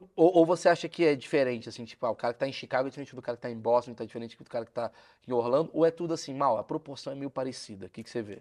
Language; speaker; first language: Portuguese; native; Portuguese